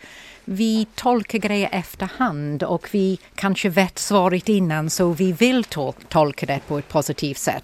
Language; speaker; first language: Swedish; non-native, fluent; English